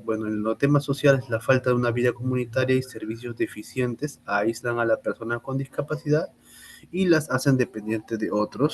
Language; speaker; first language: Spanish; native; Spanish